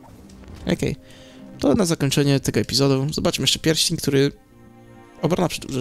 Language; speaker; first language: Polish; native; Polish